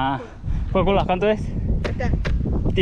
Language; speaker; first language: Spanish; non-native, learner; Korean